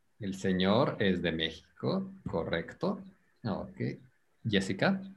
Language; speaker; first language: Spanish; native; Spanish